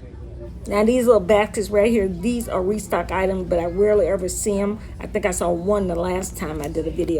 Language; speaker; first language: English; native; English